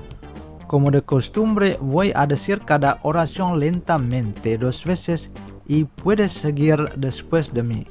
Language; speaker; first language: Spanish; non-native, fluent; Indonesian